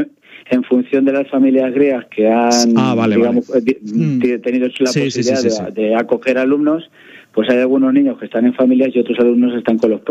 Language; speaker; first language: Spanish; native; Spanish